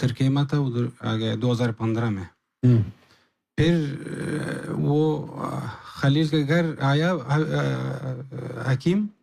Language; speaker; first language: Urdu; non-native, learner; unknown